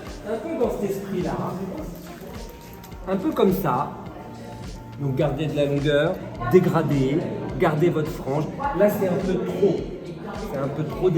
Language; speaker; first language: French; native; French